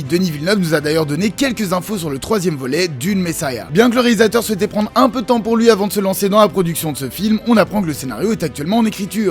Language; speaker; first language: French; native; French